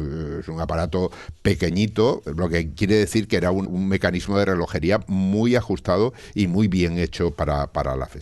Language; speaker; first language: Spanish; native; Spanish